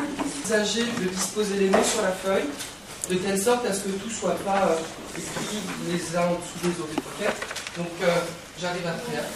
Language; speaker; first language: French; native; French